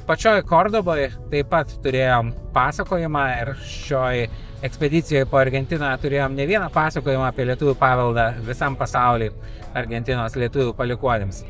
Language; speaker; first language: Lithuanian; native; Lithuanian